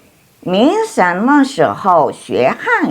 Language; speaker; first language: Chinese; non-native, fluent; Indonesian